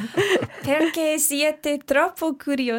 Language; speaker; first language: Italian; non-native, learner; English